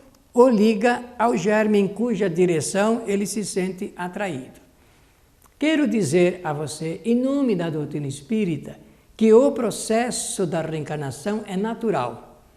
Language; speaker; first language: Portuguese; native; Portuguese